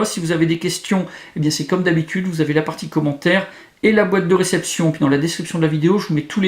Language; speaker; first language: French; native; French